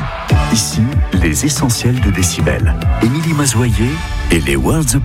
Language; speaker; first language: French; native; French